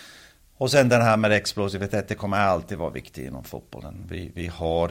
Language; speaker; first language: Swedish; early bilingual, heritage; Swedish